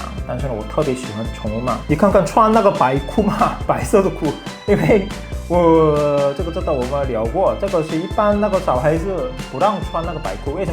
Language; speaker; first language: Chinese; non-native, fluent; Korean